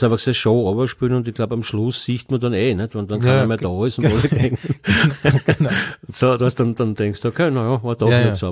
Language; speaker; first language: German; native; German